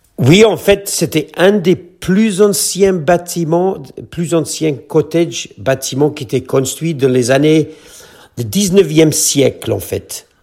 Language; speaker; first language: French; non-native, fluent; English